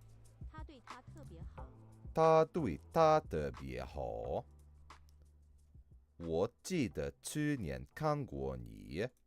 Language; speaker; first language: Chinese; non-native, learner; English